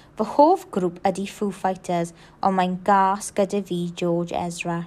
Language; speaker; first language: Welsh; non-native, local second language; English